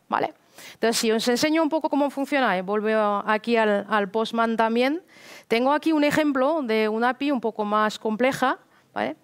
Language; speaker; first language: Spanish; non-native, fluent; French